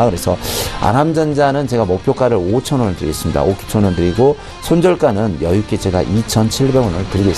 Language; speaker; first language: Korean; native; Korean